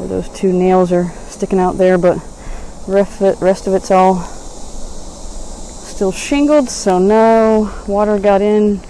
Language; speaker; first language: English; native; English